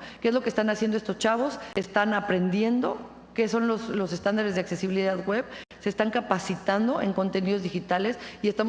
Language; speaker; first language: Spanish; native; Spanish